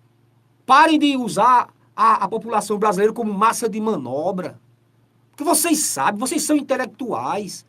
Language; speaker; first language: Portuguese; native; Portuguese